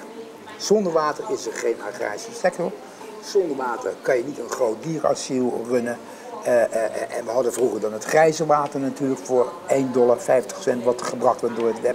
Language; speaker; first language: Dutch; native; Dutch